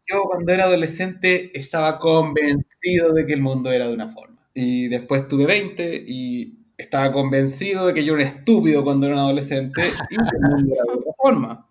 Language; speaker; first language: Spanish; native; Spanish